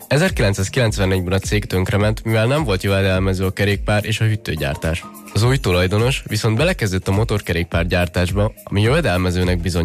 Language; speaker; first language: Hungarian; native; Hungarian